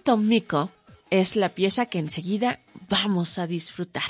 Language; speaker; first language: Spanish; native; Spanish